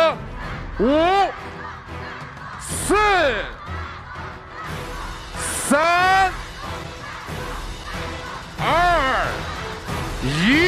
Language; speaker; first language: Chinese; native; Chinese